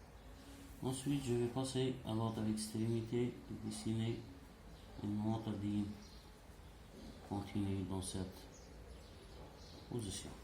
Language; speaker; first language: French; non-native, local second language; Arabic